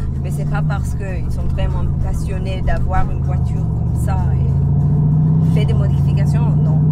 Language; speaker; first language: French; non-native, learner; English